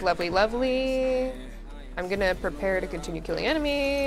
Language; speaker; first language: English; native; English